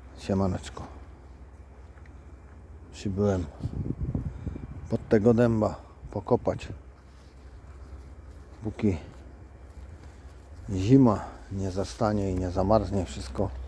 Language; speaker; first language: Polish; native; Polish